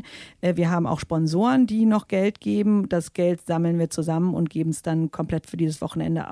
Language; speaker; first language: German; native; German